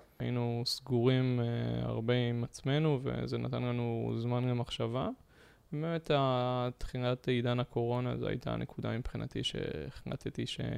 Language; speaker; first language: Hebrew; native; Hebrew